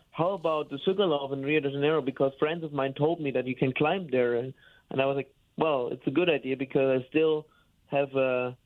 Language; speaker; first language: English; non-native, fluent; German